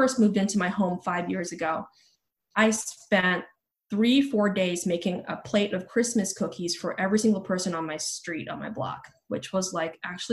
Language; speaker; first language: English; native; English